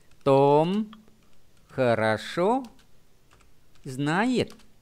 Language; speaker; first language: Russian; non-native, fluent; Vietnamese